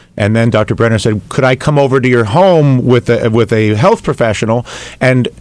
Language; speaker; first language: English; native; English